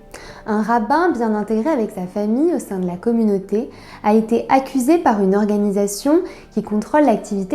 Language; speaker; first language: French; native; French